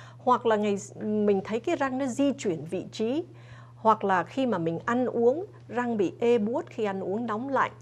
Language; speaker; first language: Vietnamese; early bilingual, other home language; English